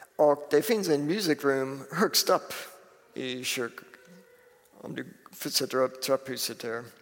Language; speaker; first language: Swedish; non-native, fluent; English